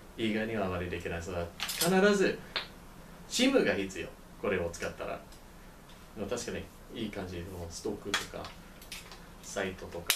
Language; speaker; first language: Japanese; non-native, learner; English